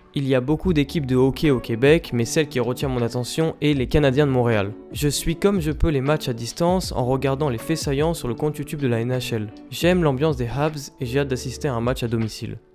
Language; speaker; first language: French; early bilingual, other home language; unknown